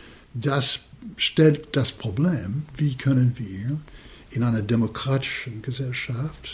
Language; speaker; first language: German; non-native, fluent; English